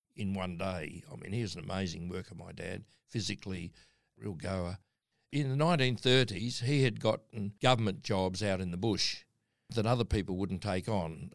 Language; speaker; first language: English; native; English